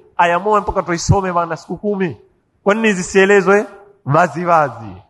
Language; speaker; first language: Swahili; native; Swahili